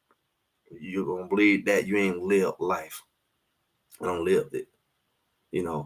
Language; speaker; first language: English; native; English